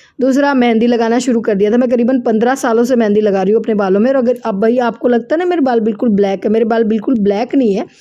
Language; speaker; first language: Hindi; native; Hindi